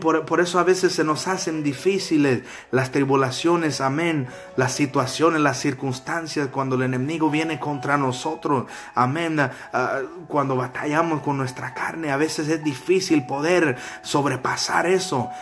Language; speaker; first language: Spanish; early bilingual, heritage; Spanish